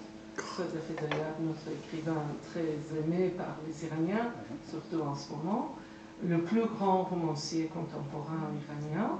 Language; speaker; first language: French; non-native, fluent; Persian